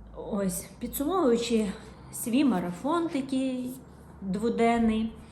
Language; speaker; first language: Ukrainian; non-native, local second language; Russian